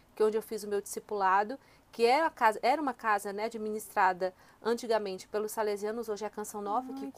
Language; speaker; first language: Portuguese; native; Portuguese